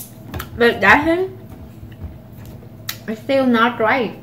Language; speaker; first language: English; non-native, learner; Vietnamese